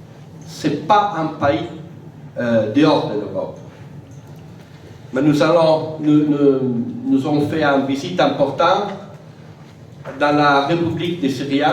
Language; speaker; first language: French; non-native, fluent; Italian